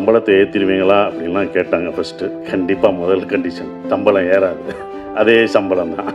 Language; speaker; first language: Tamil; native; Tamil